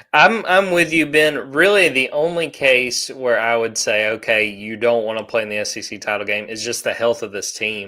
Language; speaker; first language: English; native; English